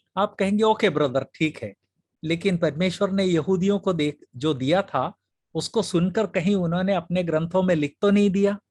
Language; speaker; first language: Hindi; native; Hindi